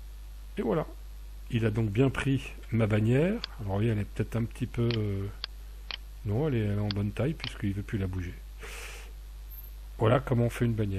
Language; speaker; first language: French; native; French